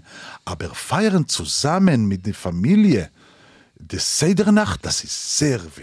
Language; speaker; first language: German; non-native, learner; Hebrew